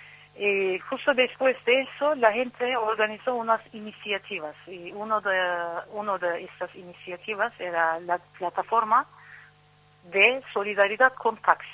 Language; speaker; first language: Spanish; non-native, learner; Turkish